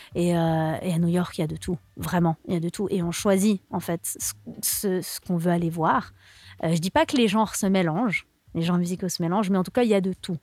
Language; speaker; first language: French; native; French